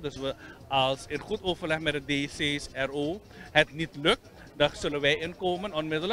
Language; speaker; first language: Dutch; native; Dutch